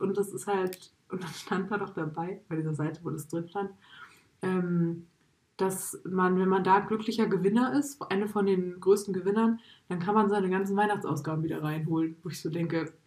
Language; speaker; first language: German; native; German